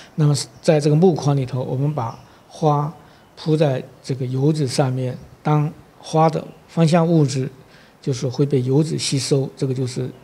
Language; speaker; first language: Chinese; native; Chinese